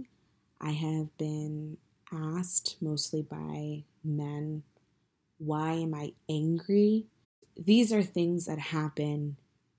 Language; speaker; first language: English; native; English